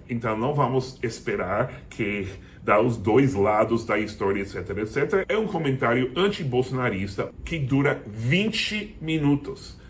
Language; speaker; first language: Portuguese; non-native, fluent; English